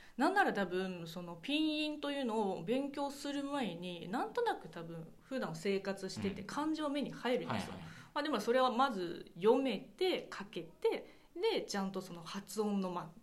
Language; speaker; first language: Japanese; non-native, fluent; Chinese